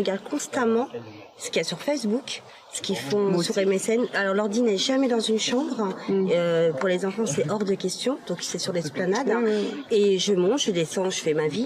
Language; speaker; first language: French; native; French